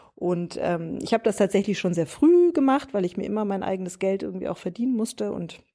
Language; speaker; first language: German; native; German